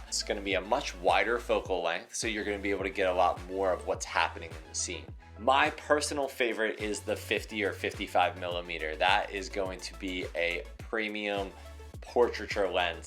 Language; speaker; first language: English; native; English